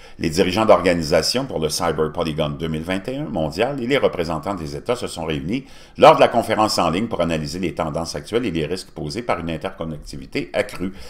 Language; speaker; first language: French; native; French